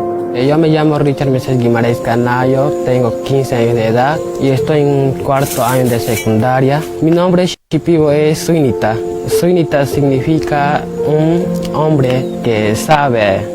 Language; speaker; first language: Spanish; non-native, local second language; Shipibo-Conibo